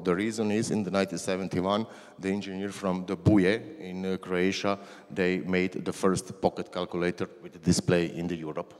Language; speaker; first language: English; non-native, learner; Croatian